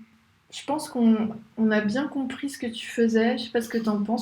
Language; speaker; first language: French; native; French